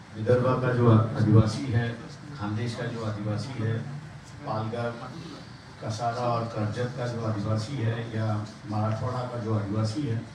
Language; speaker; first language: Hindi; non-native, local second language; Marathi